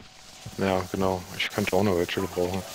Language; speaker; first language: German; native; German